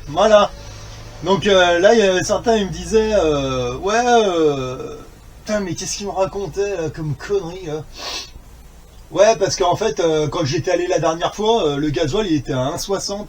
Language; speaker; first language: French; native; French